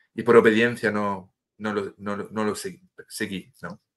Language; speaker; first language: Spanish; non-native, fluent; French